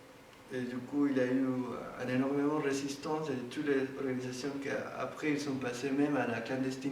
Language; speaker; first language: French; non-native, fluent; Spanish